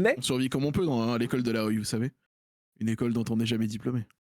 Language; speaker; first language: French; native; French